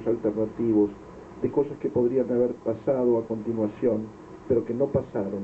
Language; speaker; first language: Spanish; native; Spanish